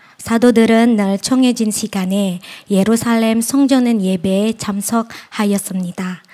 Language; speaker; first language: Korean; non-native, fluent; Indonesian